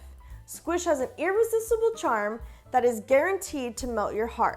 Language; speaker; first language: English; native; English